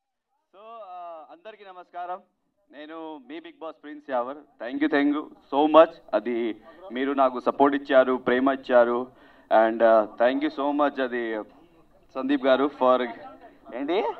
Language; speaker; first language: Telugu; non-native, learner; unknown